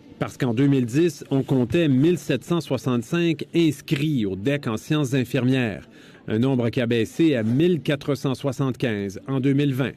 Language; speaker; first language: French; native; French